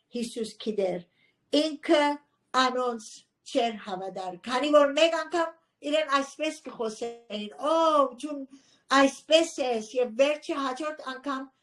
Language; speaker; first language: Armenian; early bilingual, heritage; Armenian